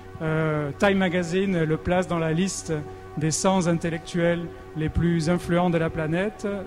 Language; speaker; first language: French; native; French